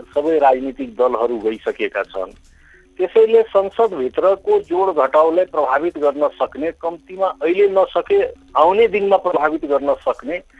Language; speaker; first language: Nepali; non-native, local second language; Maithili